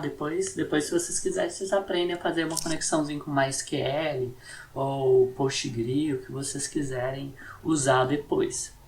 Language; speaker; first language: Portuguese; native; Portuguese